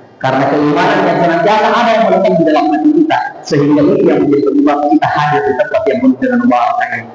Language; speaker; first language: Indonesian; native; Indonesian